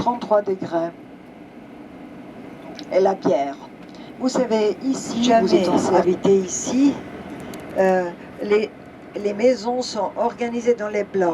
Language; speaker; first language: French; non-native, fluent; Serbian